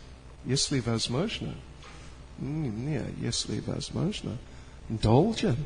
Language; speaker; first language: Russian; non-native, learner; English